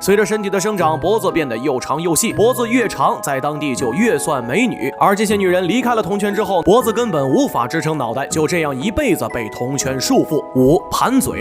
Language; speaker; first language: Chinese; native; Chinese